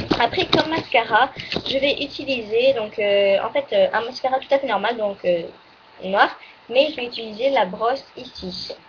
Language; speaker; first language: French; native; French